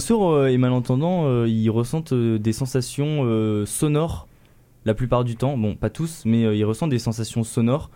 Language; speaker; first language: French; native; French